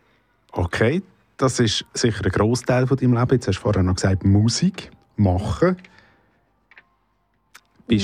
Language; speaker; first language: German; native; German